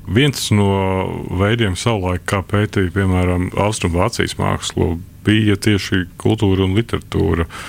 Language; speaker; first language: Latvian; native; Latvian